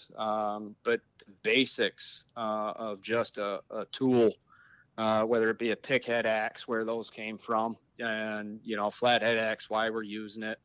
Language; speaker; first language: English; native; English